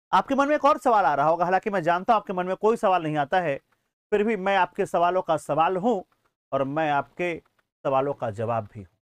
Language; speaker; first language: Hindi; native; Hindi